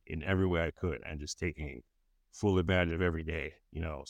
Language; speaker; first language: English; non-native, local second language; Yoruba